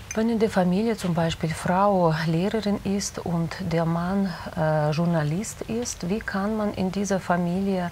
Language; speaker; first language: German; non-native, fluent; Russian